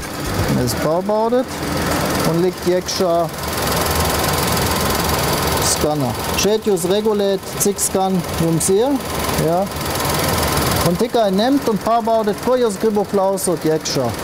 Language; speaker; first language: Latvian; non-native, learner; German